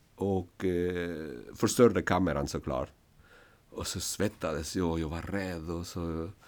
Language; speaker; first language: Swedish; non-native, fluent; Spanish